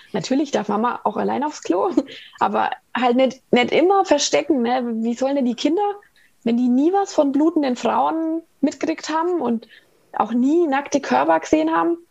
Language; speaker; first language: German; native; German